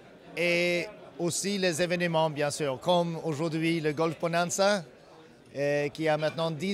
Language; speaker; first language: French; non-native, fluent; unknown